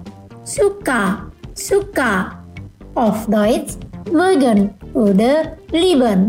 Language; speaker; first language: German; non-native, fluent; Indonesian